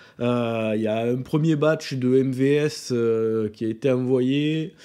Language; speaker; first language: French; native; French